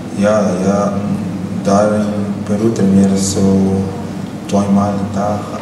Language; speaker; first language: German; non-native, learner; Spanish